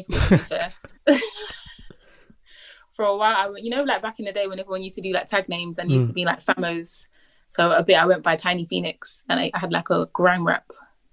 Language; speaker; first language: English; native; English